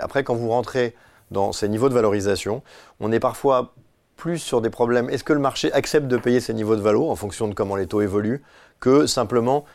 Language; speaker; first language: French; native; French